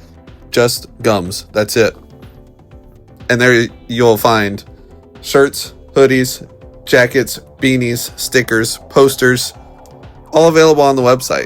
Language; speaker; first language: English; native; English